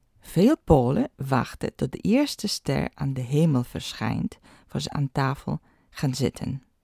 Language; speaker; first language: Dutch; non-native, fluent; Polish